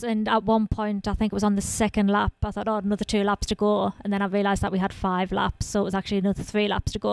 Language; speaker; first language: English; native; English